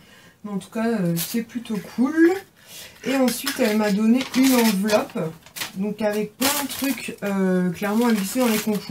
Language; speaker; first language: French; native; French